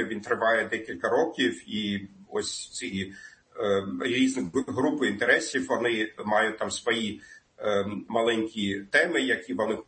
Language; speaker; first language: Ukrainian; non-native, fluent; German